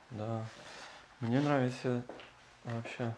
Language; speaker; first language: Russian; non-native, fluent; English